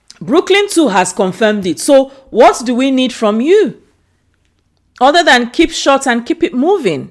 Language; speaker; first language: English; non-native, local second language; Igbo